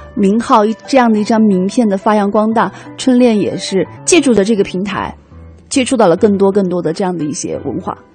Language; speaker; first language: Chinese; native; Chinese